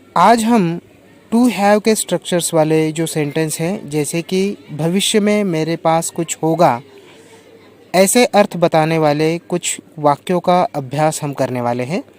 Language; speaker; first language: Hindi; non-native, local second language; Marathi